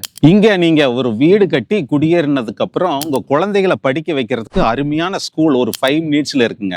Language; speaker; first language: Tamil; native; Tamil